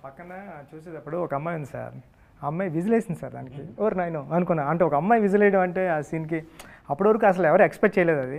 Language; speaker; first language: Telugu; native; Telugu